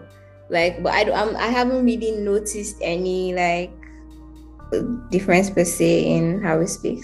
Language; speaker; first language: English; non-native, local second language; Hausa